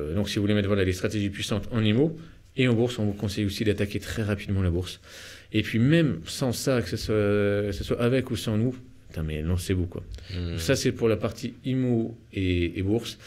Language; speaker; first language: French; native; French